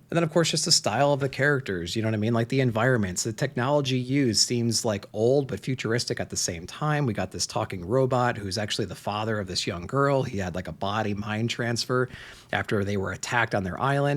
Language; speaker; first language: English; native; English